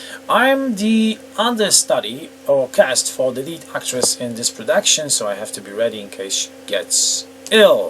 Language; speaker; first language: English; non-native, fluent; Polish